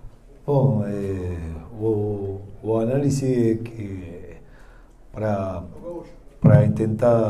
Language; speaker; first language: Portuguese; non-native, learner; Spanish